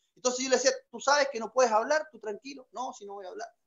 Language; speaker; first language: Spanish; native; Spanish